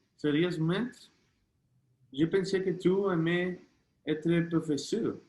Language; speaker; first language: French; non-native, learner; Spanish